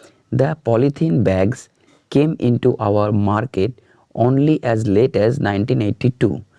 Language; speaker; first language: English; non-native, local second language; Bangla